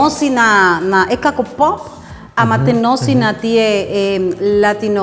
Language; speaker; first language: Macedonian; non-native, fluent; Spanish